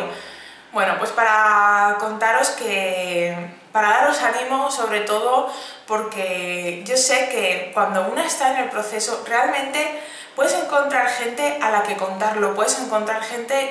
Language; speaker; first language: Spanish; native; Spanish